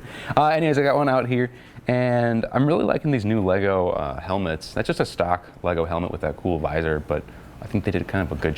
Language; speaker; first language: English; native; English